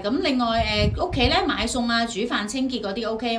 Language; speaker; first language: Cantonese; native; Cantonese